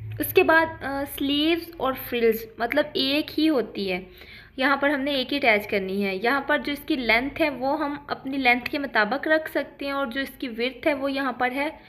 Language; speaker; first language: Urdu; native; Urdu